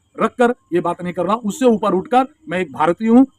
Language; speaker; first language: Hindi; non-native, local second language; Bangla